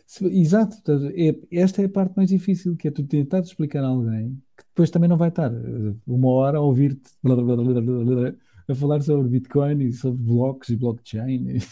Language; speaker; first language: Portuguese; native; Portuguese